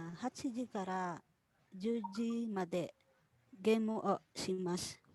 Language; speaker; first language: Japanese; non-native, learner; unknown